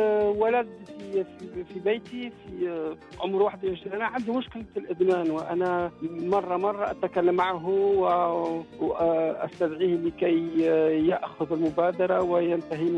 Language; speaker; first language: Arabic; non-native, fluent; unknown